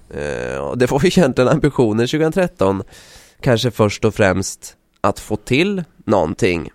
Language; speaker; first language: Swedish; native; Swedish